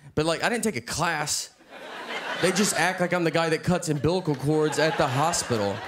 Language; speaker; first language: English; native; English